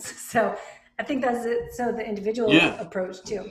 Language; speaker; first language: English; native; English